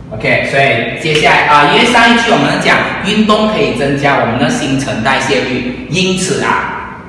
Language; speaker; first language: Chinese; native; Chinese